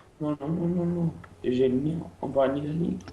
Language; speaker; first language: French; non-native, fluent; Portuguese